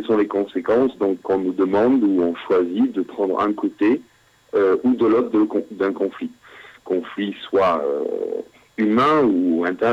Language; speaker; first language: French; non-native, fluent; English